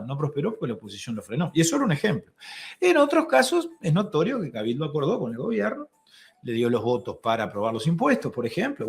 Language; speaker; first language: Spanish; native; Spanish